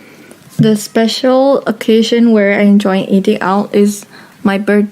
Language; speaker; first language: English; non-native, fluent; Thai